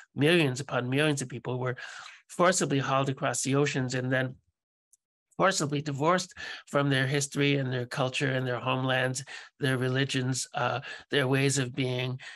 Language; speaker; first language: English; native; English